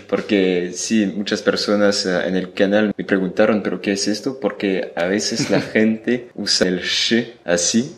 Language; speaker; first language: Spanish; non-native, fluent; French